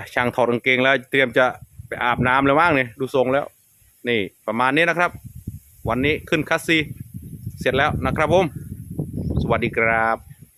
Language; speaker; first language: Thai; non-native, local second language; Northeastern Thai